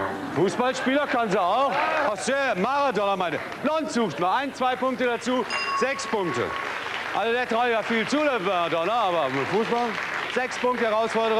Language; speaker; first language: German; native; German